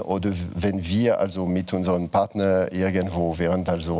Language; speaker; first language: German; non-native, fluent; French